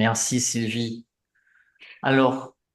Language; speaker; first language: French; non-native, fluent; Portuguese